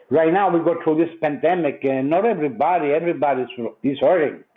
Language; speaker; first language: English; non-native, fluent; Italian